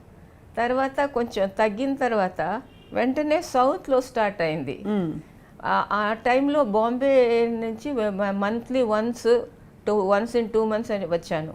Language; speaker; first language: Telugu; non-native, local second language; Tamil